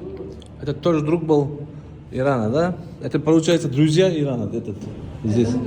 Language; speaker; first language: Russian; non-native, fluent; Uzbek